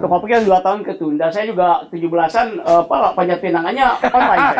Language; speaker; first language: Indonesian; native; Indonesian